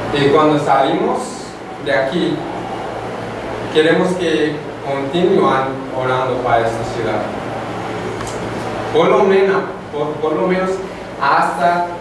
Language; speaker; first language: Spanish; non-native, fluent; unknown